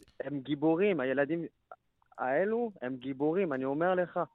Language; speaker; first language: Hebrew; non-native, learner; French